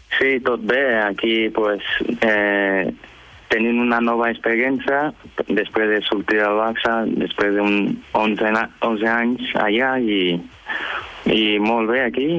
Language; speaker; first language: Catalan; early bilingual, other home language; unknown